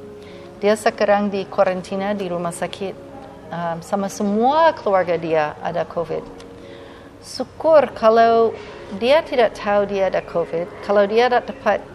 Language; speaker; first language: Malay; non-native, fluent; English